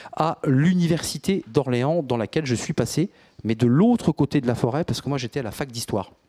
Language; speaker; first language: French; native; French